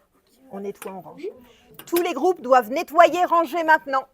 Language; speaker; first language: French; native; French